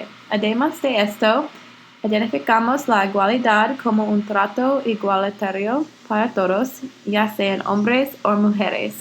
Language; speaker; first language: Spanish; non-native, learner; English